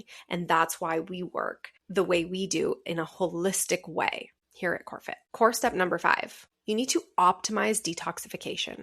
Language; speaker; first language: English; native; English